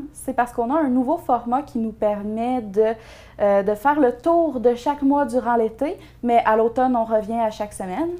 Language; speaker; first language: French; native; French